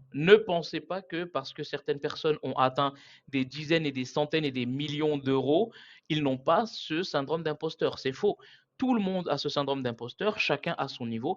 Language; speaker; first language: French; native; French